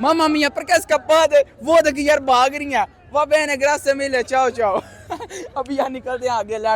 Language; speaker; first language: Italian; non-native, learner; Urdu